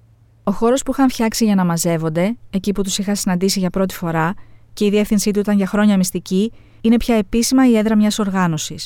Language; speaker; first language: Greek; native; Greek